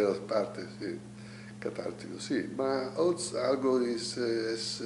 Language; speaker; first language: Spanish; non-native, learner; Italian